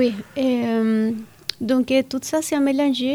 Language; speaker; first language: French; non-native, fluent; Spanish